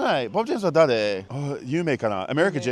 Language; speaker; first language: Japanese; non-native, learner; English